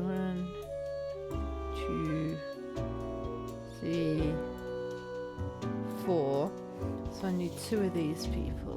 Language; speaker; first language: English; native; English